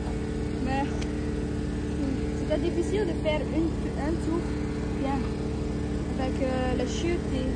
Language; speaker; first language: French; non-native, learner; Dutch